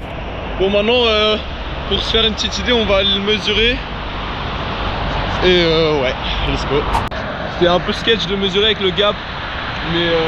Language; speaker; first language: French; native; French